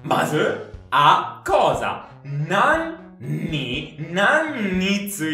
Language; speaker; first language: Japanese; non-native, fluent; Italian